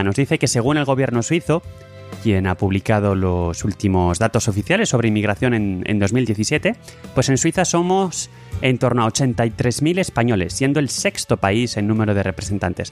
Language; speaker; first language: Spanish; native; Spanish